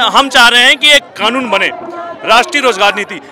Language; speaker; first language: Hindi; native; Hindi